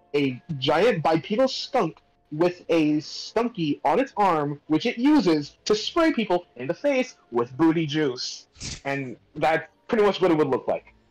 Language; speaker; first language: English; native; English